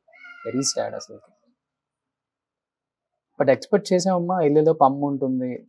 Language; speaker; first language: Telugu; native; Telugu